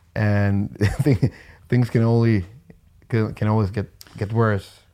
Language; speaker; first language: English; non-native, fluent; Swedish